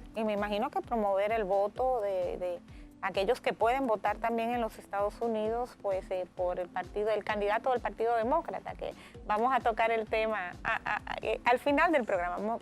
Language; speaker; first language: Spanish; native; Spanish